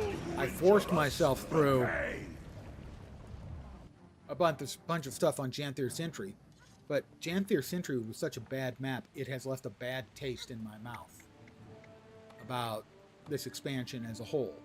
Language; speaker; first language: English; native; English